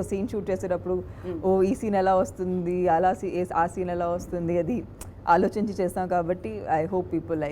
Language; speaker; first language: Telugu; non-native, fluent; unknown